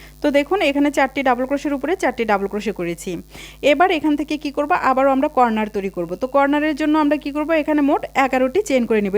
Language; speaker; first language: Bangla; native; Bangla